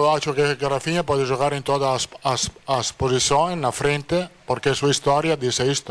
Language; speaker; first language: Portuguese; non-native, fluent; Italian